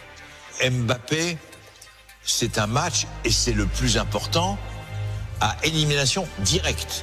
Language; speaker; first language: French; native; French